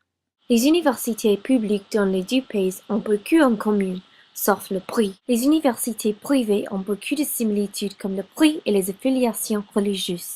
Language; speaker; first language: French; non-native, learner; English